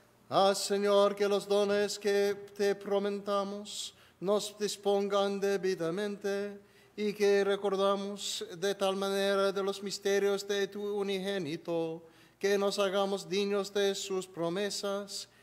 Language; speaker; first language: Spanish; non-native, learner; English